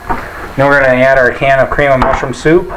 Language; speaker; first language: English; native; English